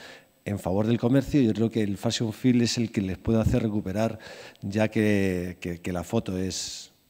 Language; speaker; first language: Spanish; native; Spanish